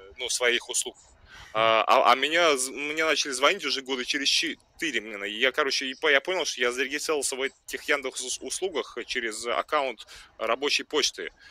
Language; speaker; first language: Russian; native; Russian